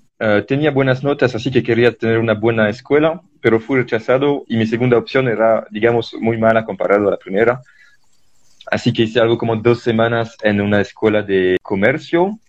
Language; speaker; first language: Spanish; non-native, fluent; French